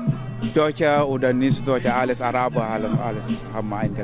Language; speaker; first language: German; non-native, learner; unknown